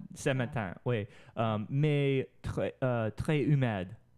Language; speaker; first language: French; non-native, learner; English